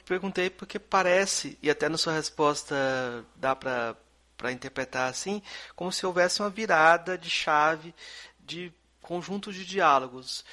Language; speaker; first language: Portuguese; native; Portuguese